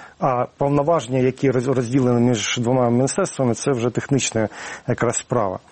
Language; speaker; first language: Ukrainian; non-native, local second language; Russian